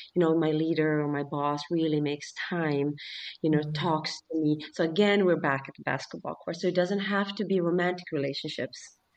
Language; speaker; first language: English; early bilingual, other home language; Swedish